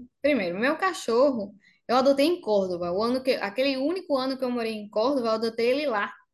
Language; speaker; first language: Portuguese; non-native, fluent; Spanish